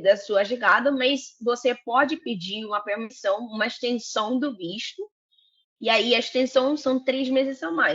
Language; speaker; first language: Portuguese; non-native, fluent; Spanish